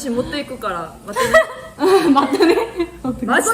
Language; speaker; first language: Japanese; non-native, learner; Korean